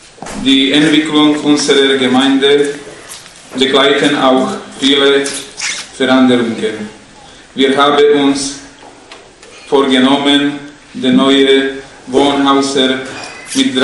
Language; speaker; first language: German; non-native, fluent; Slovak